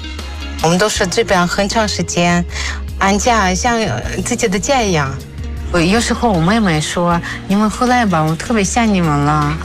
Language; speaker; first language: Chinese; non-native, fluent; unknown